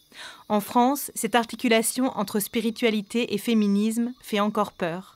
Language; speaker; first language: French; native; French